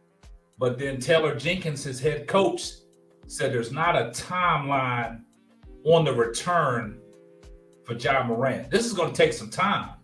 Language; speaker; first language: English; native; English